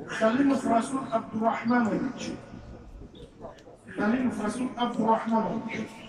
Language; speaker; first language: Russian; non-native, learner; Tajik